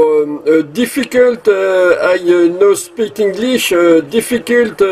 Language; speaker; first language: English; non-native, learner; French